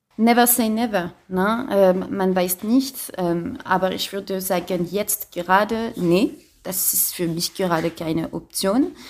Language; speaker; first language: German; non-native, fluent; French